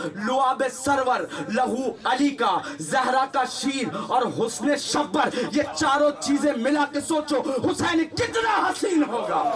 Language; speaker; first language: Urdu; native; Urdu